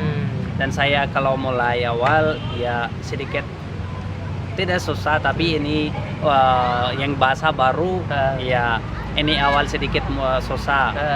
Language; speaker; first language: Indonesian; non-native, learner; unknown